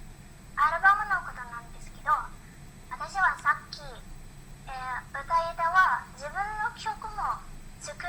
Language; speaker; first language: Japanese; non-native, learner; Indonesian